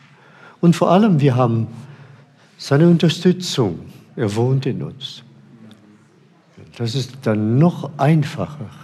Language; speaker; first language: German; non-native, fluent; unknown